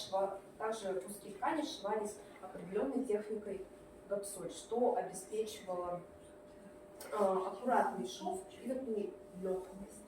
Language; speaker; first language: Russian; native; Russian